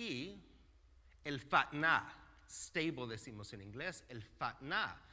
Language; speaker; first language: Spanish; non-native, fluent; English